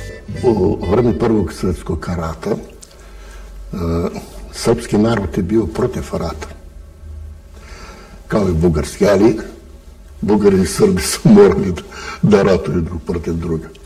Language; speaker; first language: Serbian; early bilingual, heritage; Bulgarian